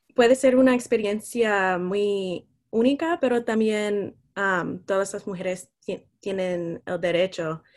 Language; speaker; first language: Spanish; non-native, fluent; English